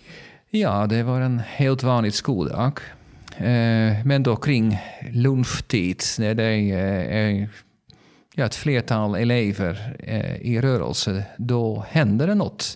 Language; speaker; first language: Swedish; non-native, fluent; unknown